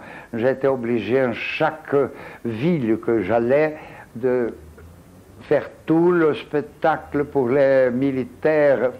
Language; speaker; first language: French; non-native, fluent; Portuguese